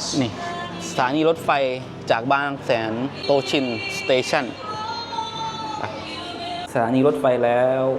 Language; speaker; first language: Thai; native; Thai